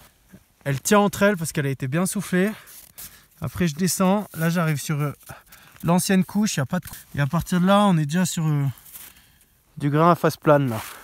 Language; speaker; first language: French; native; French